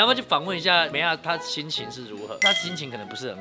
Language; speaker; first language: Chinese; native; Chinese